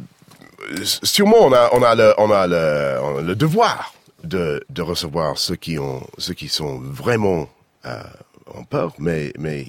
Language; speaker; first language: French; non-native, fluent; English